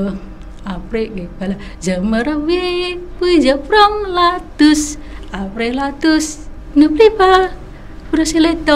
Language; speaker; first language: French; non-native, learner; Indonesian